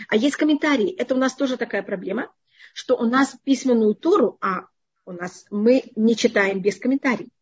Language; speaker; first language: Russian; native; Russian